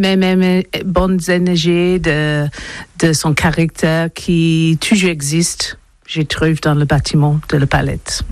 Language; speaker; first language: French; non-native, learner; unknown